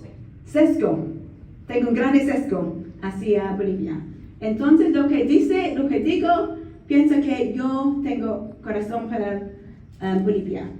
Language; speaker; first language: Spanish; non-native, learner; English